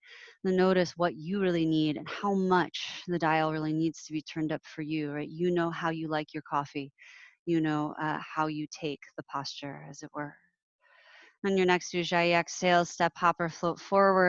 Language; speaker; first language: English; native; English